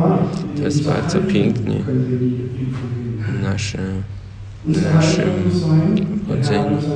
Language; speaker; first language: Polish; early bilingual, heritage; Polish